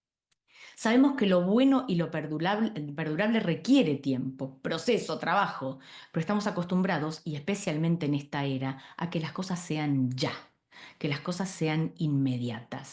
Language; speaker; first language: Spanish; native; Spanish